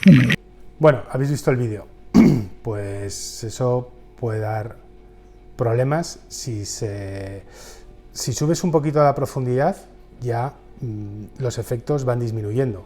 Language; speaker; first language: Spanish; native; Spanish